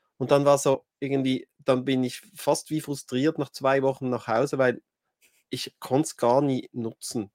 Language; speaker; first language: German; native; German